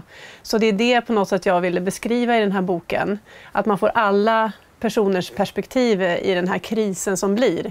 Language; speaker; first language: Swedish; native; Swedish